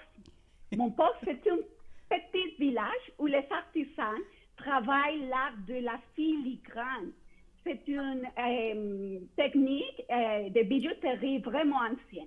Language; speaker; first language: French; non-native, fluent; Spanish